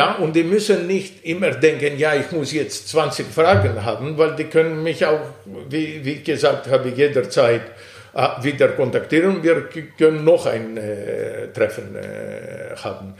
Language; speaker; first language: German; non-native, fluent; Greek